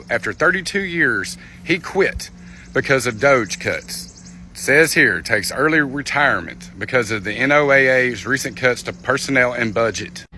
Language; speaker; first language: English; native; English